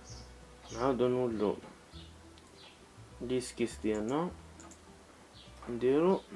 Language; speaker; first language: Arabic; native; Arabic